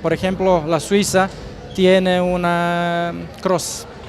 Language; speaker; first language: Spanish; non-native, learner; Croatian